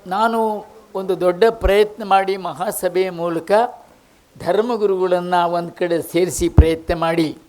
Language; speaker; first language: Kannada; native; Kannada